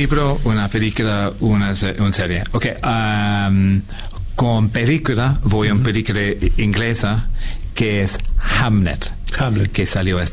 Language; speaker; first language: Spanish; non-native, learner; English